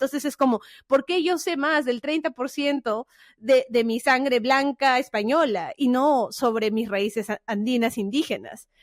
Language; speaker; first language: Spanish; early bilingual, heritage; Spanish